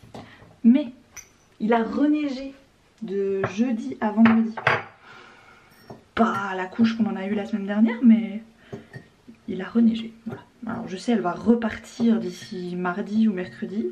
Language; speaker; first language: French; native; French